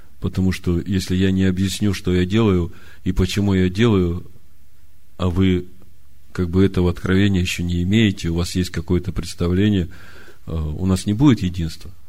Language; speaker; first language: Russian; native; Russian